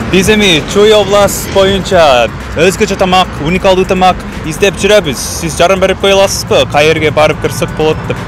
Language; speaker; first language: Kyrgyz; non-native, fluent; English